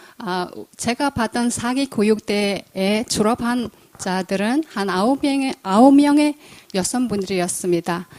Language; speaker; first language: Korean; non-native, fluent; Mongolian